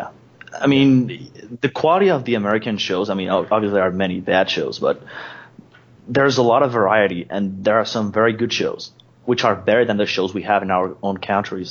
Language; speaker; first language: English; non-native, fluent; Spanish